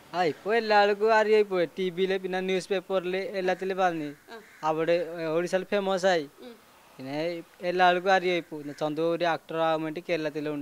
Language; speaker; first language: Malayalam; non-native, local second language; Odia